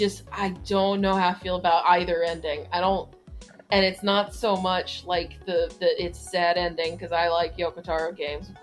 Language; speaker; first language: English; native; English